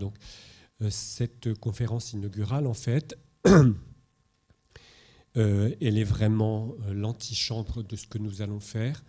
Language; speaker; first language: French; native; French